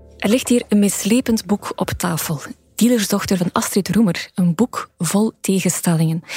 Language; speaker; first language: Dutch; native; Dutch